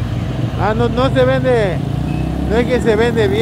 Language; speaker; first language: Spanish; native; Spanish